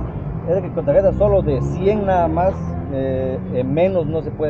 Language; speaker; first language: Spanish; native; Spanish